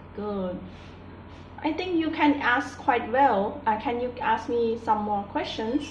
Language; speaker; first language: English; non-native, learner; Thai